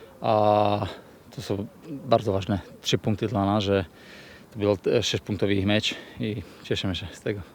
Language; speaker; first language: Polish; non-native, learner; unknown